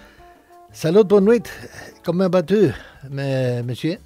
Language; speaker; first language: French; non-native, learner; Spanish